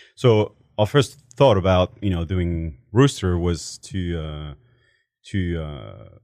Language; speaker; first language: English; non-native, fluent; French